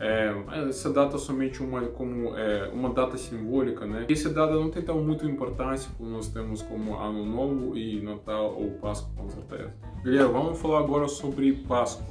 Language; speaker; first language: Portuguese; non-native, learner; Russian